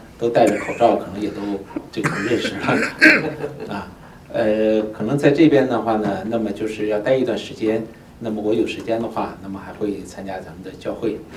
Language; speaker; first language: Chinese; native; Chinese